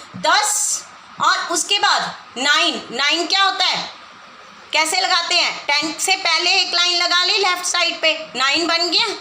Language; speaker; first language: Hindi; non-native, local second language; Punjabi